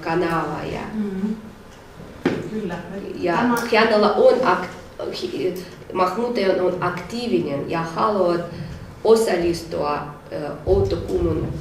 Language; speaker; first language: Finnish; non-native, learner; Russian